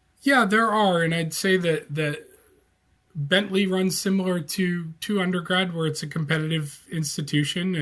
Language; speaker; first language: English; native; English